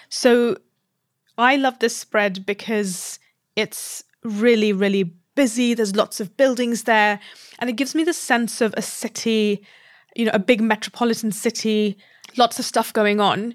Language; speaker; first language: English; non-native, local second language; Hindi